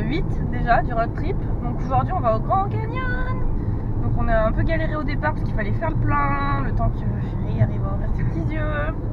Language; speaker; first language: French; native; French